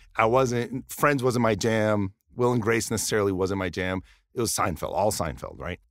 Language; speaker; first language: English; early bilingual, other home language; Spanish